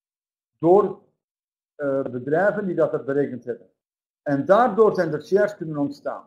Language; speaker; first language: Dutch; native; Dutch